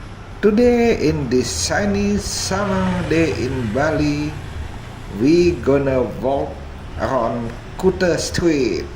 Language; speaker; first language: English; non-native, fluent; Indonesian